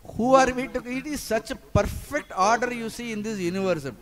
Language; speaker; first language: English; non-native, local second language; Tamil